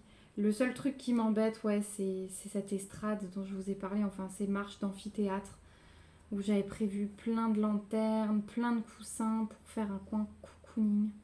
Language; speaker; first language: French; native; French